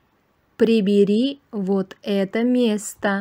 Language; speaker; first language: Russian; non-native, local second language; Uzbek